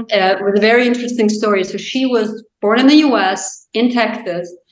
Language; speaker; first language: English; non-native, fluent; Azerbaijani